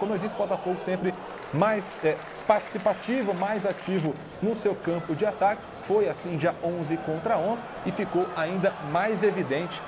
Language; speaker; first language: Portuguese; native; Portuguese